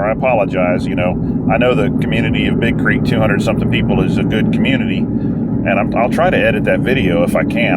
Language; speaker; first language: English; native; English